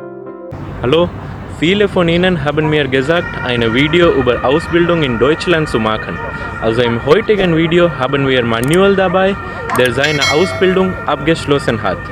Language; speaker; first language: German; non-native, fluent; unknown